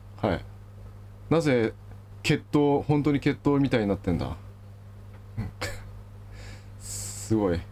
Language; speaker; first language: Japanese; native; Japanese